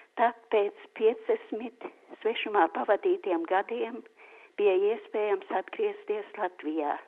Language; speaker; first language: Latvian; native; Latvian